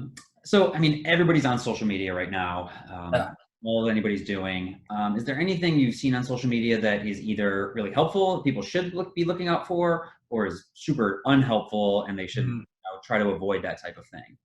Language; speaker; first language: English; native; English